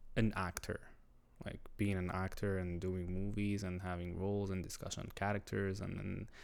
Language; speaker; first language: English; non-native, learner; Arabic